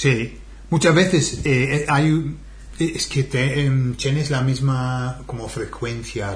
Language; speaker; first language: Spanish; non-native, fluent; English